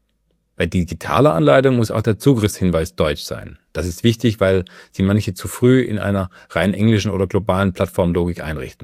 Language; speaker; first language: German; native; German